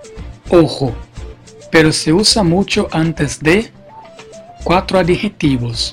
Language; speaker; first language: Spanish; non-native, fluent; Portuguese